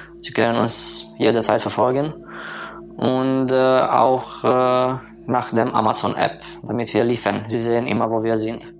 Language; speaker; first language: German; non-native, learner; Romanian